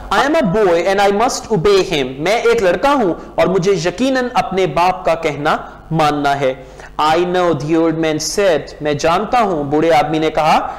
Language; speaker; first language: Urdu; non-native, local second language; Punjabi